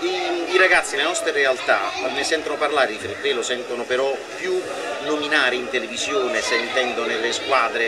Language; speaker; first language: Italian; native; Italian